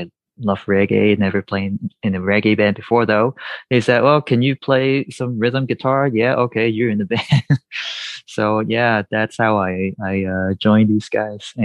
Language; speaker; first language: English; non-native, local second language; Cantonese